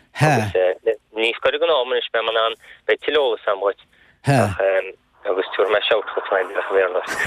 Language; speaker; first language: Irish; native; Irish